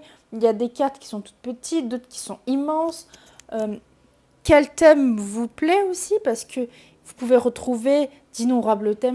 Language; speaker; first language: French; native; French